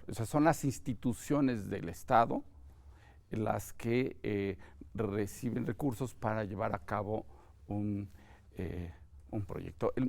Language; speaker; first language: Spanish; native; Spanish